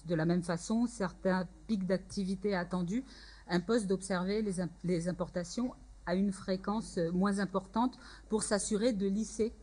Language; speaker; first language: French; native; French